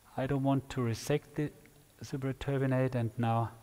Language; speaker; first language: English; non-native, fluent; German